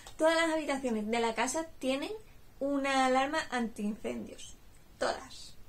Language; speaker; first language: Spanish; native; Spanish